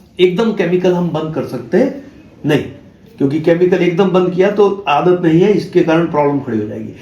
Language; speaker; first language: Hindi; non-native, local second language; Marathi